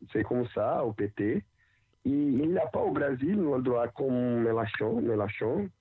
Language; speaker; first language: French; non-native, learner; Portuguese